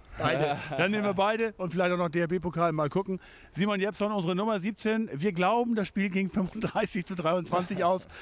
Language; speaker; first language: German; native; German